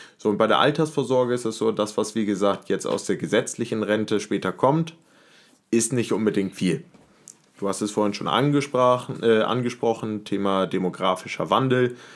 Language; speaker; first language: German; native; German